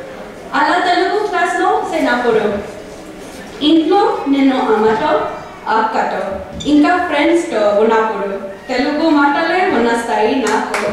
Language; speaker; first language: Telugu; non-native, learner; English